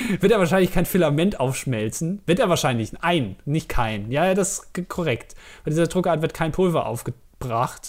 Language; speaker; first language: German; native; German